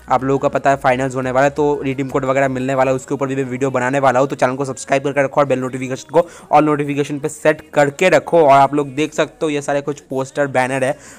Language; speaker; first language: Hindi; native; Hindi